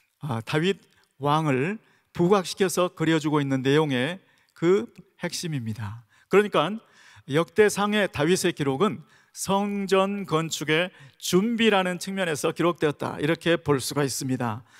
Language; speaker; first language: Korean; native; Korean